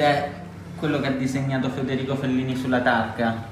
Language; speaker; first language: Italian; native; Italian